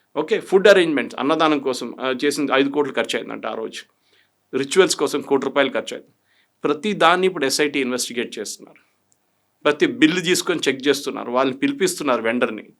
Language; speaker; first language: Telugu; non-native, fluent; Malayalam